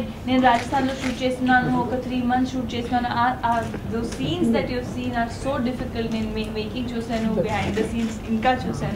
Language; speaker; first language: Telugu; non-native, local second language; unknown